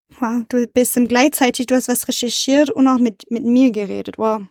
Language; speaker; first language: German; non-native, learner; French